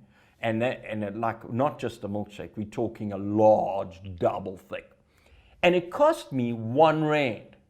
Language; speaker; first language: English; native; English